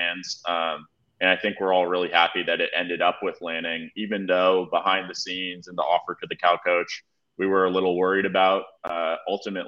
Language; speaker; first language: English; native; English